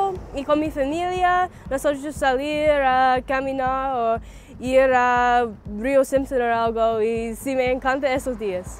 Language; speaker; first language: Spanish; non-native, learner; English